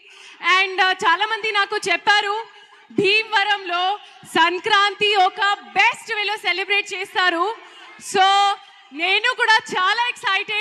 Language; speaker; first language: Telugu; non-native, learner; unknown